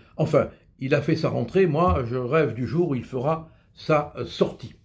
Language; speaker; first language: French; native; French